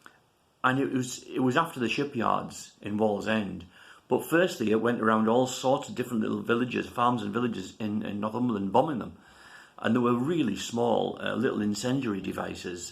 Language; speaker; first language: English; native; English